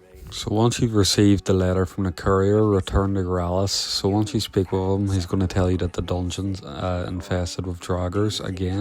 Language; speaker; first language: English; native; English